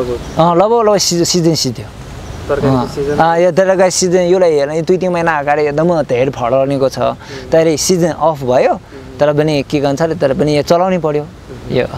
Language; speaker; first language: Nepali; non-native, learner; Chinese